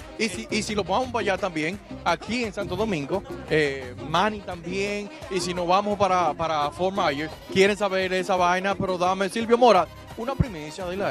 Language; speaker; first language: Spanish; native; Spanish